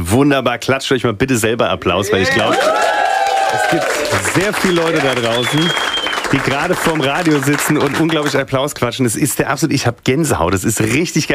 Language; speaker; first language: German; native; German